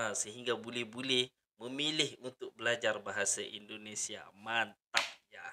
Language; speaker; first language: Malay; native; Malay